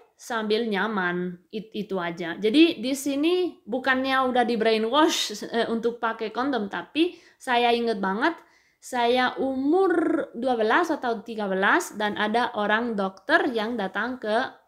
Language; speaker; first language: Indonesian; non-native, fluent; Spanish